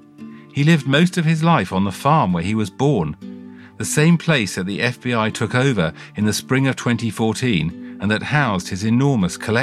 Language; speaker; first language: English; native; English